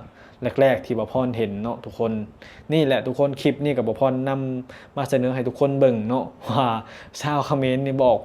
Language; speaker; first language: Thai; non-native, local second language; Northeastern Thai